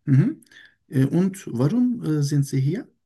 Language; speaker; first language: German; non-native, learner; Turkish